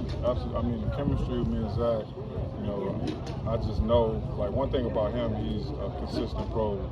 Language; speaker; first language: English; native; English